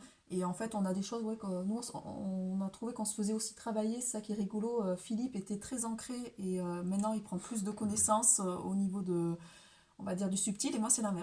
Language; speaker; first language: French; native; French